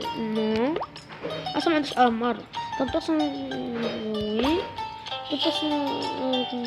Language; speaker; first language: French; non-native, local second language; Arabic